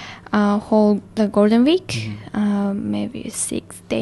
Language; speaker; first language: English; non-native, learner; Japanese